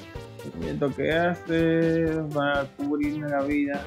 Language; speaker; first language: Spanish; native; Spanish